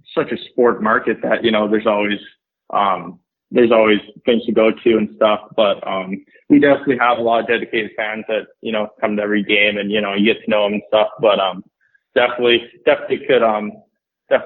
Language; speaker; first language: English; native; English